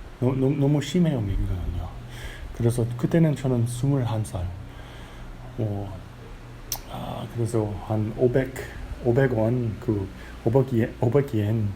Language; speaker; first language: Korean; non-native, learner; English